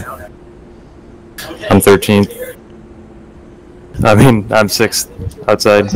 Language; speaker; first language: English; native; English